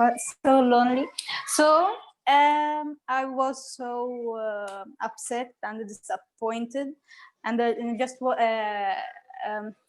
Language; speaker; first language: English; non-native, learner; Arabic